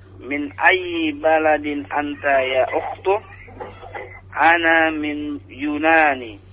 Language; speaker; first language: Arabic; non-native, learner; Indonesian